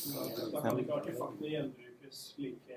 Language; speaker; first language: Norwegian; native; Norwegian